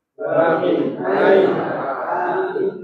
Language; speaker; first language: Arabic; non-native, fluent; Indonesian